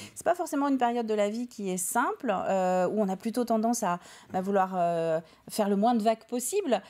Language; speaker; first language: French; native; French